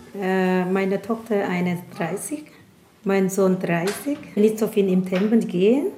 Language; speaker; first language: German; non-native, learner; Vietnamese